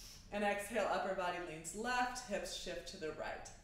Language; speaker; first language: English; native; English